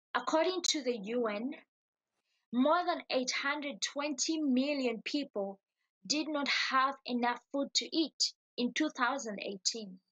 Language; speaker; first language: English; non-native, local second language; Ganda